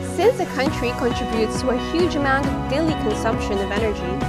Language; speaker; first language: English; non-native, local second language; Filipino